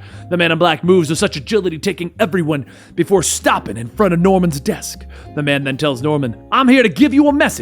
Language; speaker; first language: English; native; English